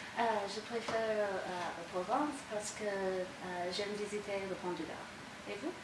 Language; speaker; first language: French; non-native, learner; English